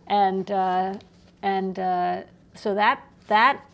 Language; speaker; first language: English; native; English